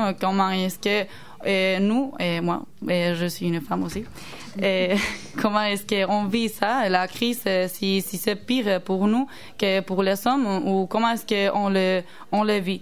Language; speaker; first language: French; non-native, learner; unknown